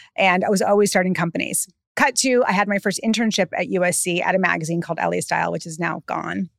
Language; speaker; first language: English; native; English